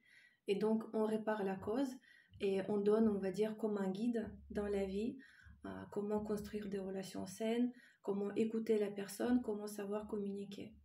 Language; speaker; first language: French; non-native, fluent; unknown